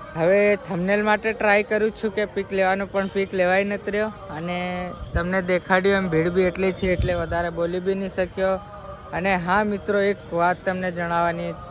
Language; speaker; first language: Gujarati; non-native, local second language; Bhili